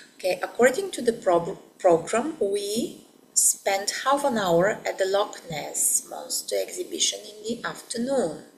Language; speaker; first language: English; non-native, fluent; Bulgarian